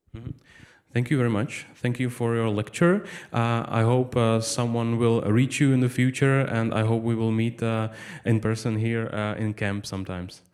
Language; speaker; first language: English; non-native, fluent; Czech